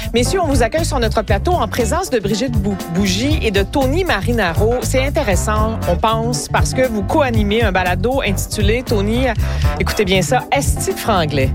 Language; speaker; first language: French; native; French